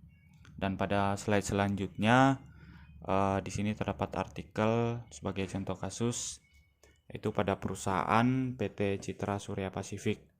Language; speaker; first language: Indonesian; native; Indonesian